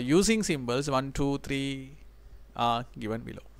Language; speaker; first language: English; non-native, local second language; Sinhala